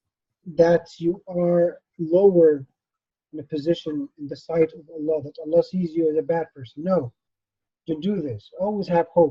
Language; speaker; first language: English; non-native, fluent; Arabic